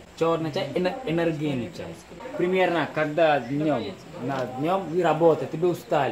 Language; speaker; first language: Russian; non-native, learner; Sinhala